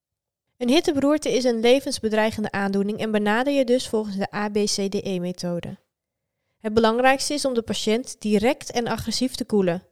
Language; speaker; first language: Dutch; native; Dutch